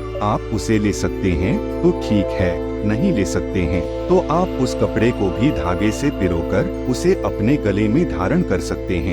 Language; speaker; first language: Hindi; native; Hindi